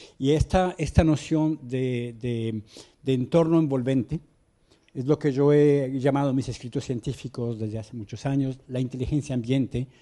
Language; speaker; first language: Spanish; non-native, fluent; French